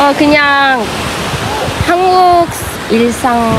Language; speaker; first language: Korean; non-native, learner; Arabic